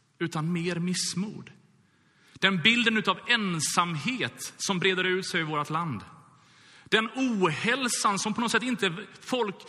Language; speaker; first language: Swedish; native; Swedish